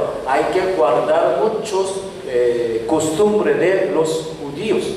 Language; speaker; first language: Spanish; non-native, learner; Korean